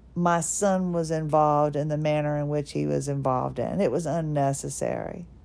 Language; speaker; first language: English; early bilingual, other home language; Swedish